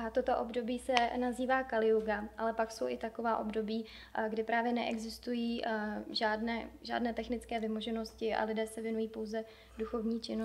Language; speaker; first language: Czech; native; Czech